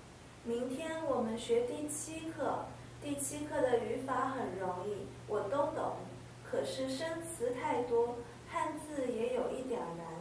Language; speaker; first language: Chinese; non-native, learner; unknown